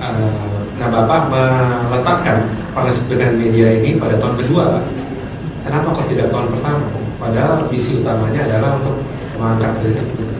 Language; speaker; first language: Indonesian; native; Indonesian